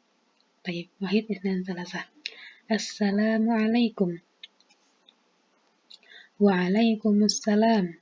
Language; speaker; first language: Arabic; non-native, fluent; Indonesian